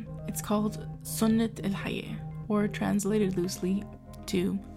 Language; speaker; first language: English; native; English